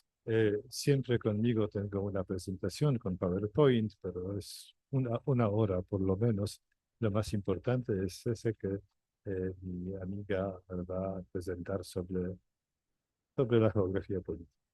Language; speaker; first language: Spanish; non-native, fluent; Polish